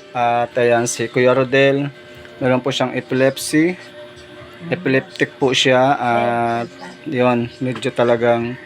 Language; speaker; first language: Filipino; non-native, local second language; Bikol